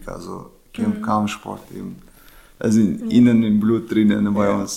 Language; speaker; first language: German; non-native, fluent; Chechen